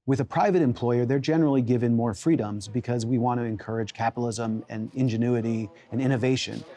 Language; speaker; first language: English; native; English